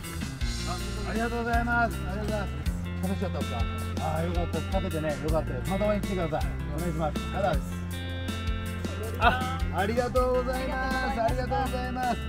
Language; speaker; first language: Japanese; native; Japanese